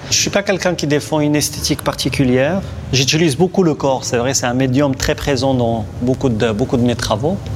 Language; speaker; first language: French; non-native, local second language; Arabic